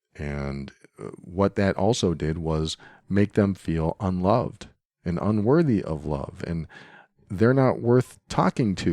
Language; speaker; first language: English; native; English